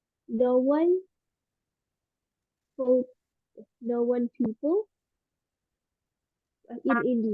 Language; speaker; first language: English; non-native, learner; Indonesian